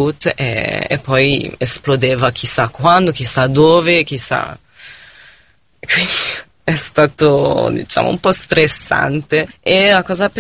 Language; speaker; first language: Italian; non-native, fluent; Arabic